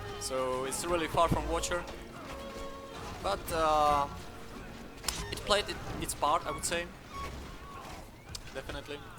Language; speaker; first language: English; non-native, fluent; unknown